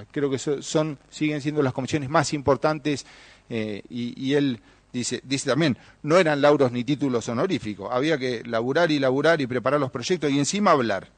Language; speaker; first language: Spanish; native; Spanish